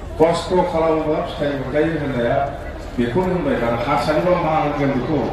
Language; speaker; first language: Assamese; non-native, local second language; Bodo